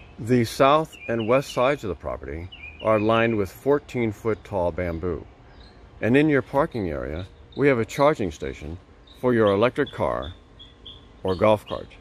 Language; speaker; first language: English; native; English